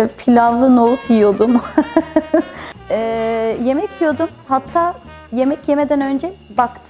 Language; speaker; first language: Turkish; early bilingual, heritage; Turkish